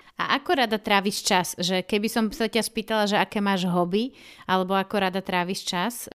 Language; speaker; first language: Slovak; native; Slovak